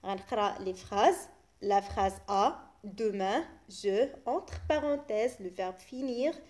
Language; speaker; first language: French; non-native, local second language; Arabic